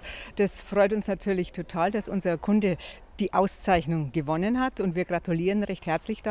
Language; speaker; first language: German; native; German